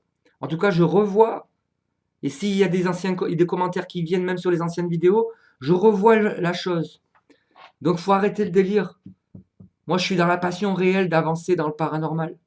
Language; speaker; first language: French; native; French